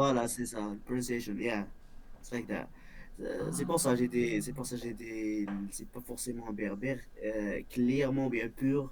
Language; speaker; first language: French; non-native, local second language; Berber languages